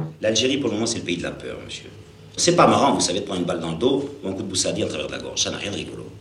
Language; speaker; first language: French; native; French